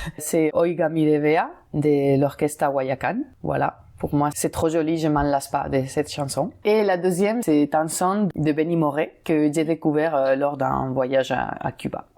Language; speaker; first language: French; non-native, fluent; Spanish